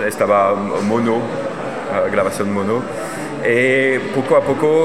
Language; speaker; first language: Spanish; non-native, learner; French